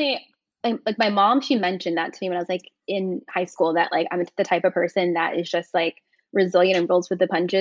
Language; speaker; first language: English; native; English